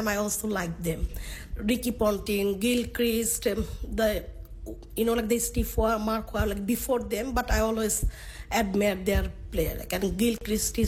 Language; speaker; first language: English; non-native, local second language; Bangla